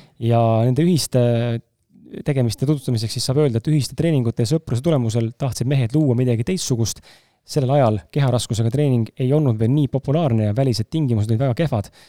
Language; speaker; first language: Estonian; native; Estonian